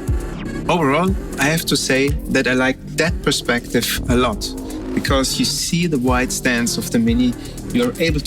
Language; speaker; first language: English; non-native, fluent; German